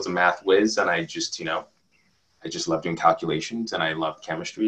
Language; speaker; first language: English; non-native, local second language; Yoruba